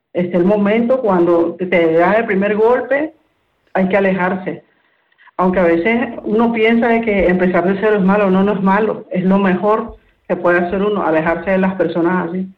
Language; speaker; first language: Spanish; native; Spanish